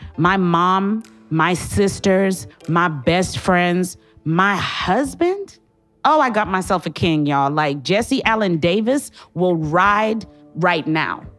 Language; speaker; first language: English; non-native, local second language; Shona